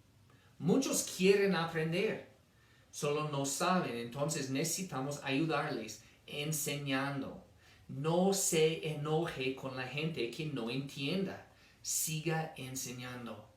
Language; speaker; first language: Spanish; non-native, fluent; English